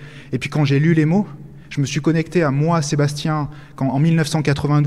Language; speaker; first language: French; native; French